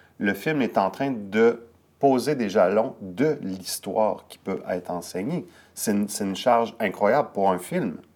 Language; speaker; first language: French; native; French